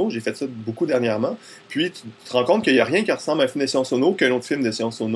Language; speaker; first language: French; native; French